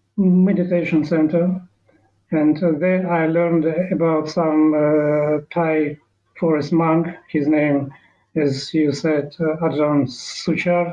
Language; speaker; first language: English; non-native, learner; Ukrainian